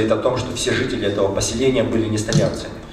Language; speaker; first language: Russian; native; Russian